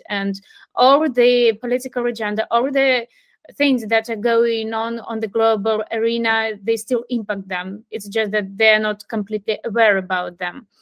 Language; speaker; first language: English; non-native, fluent; Ukrainian